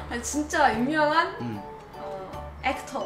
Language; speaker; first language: Korean; non-native, fluent; Arabic